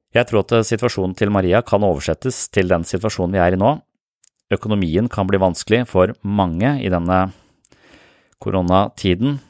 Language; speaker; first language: Norwegian; native; Norwegian